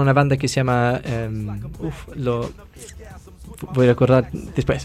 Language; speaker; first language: Spanish; non-native, fluent; English